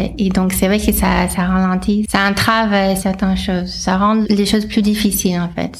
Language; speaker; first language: French; non-native, fluent; English